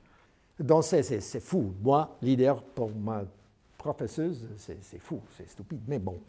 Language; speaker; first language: French; non-native, learner; English